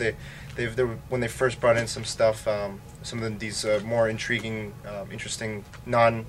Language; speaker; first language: English; native; English